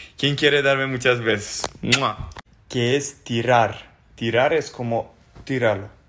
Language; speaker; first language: Spanish; non-native, learner; Serbian